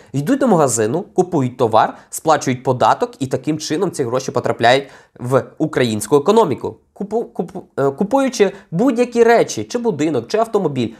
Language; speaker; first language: Ukrainian; native; Ukrainian